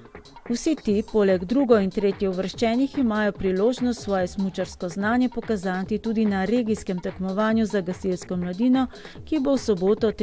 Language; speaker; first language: Slovenian; native; Slovenian